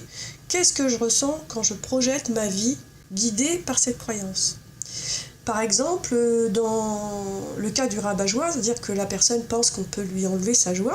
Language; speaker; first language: French; native; French